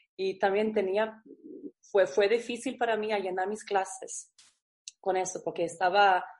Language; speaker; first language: Spanish; non-native, learner; Swedish